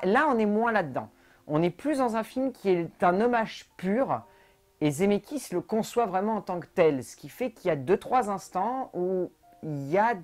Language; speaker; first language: French; native; French